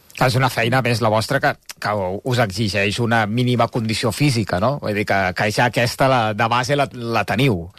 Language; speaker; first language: Catalan; native; Catalan